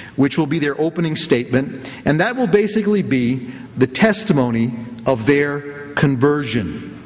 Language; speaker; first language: English; native; English